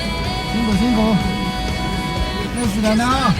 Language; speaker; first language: Chinese; native; Chinese